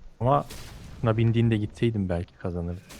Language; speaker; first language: Turkish; native; Turkish